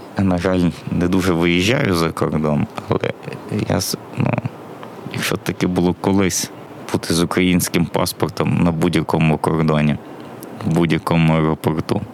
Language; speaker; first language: Ukrainian; native; Ukrainian